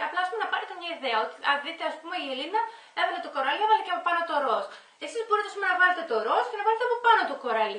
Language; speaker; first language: Greek; native; Greek